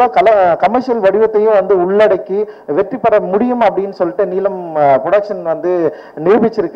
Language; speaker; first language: Tamil; native; Tamil